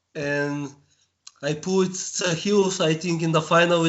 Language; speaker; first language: English; non-native, learner; Bulgarian